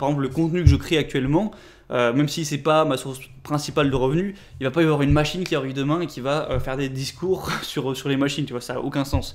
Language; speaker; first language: French; native; French